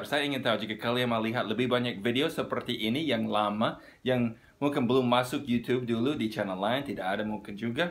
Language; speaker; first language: Indonesian; non-native, fluent; English